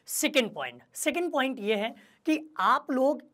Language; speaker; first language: Hindi; native; Hindi